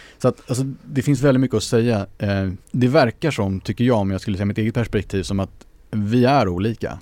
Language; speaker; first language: Swedish; native; Swedish